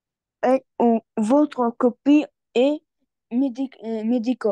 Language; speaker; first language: French; non-native, learner; Arabic